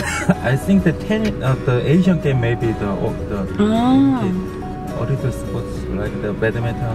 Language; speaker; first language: English; non-native, learner; Korean